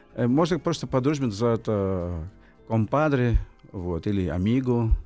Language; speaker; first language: Russian; non-native, fluent; Portuguese